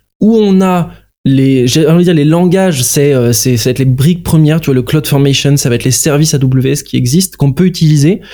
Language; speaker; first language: French; native; French